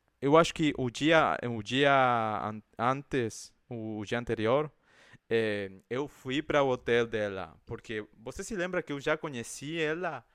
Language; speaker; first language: Portuguese; non-native, fluent; Spanish